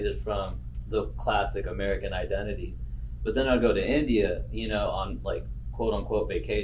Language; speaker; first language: English; native; English